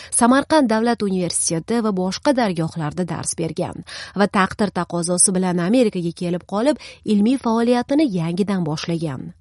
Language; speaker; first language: Uzbek; native; Uzbek